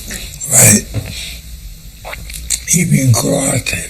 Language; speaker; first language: German; non-native, fluent; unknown